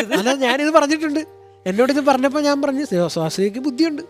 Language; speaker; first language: Malayalam; native; Malayalam